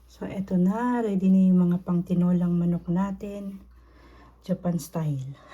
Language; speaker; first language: Filipino; non-native, local second language; Cebuano